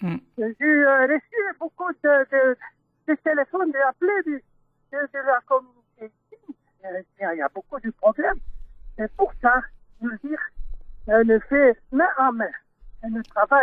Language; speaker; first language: French; non-native, local second language; Dutch